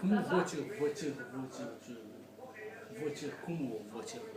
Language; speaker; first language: French; non-native, learner; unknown